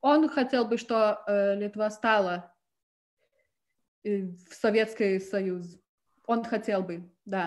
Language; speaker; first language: Russian; non-native, fluent; Lithuanian